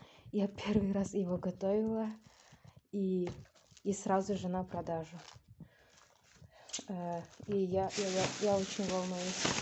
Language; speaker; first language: Russian; non-native, local second language; Kyrgyz